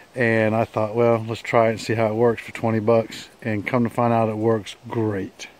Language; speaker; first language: English; native; English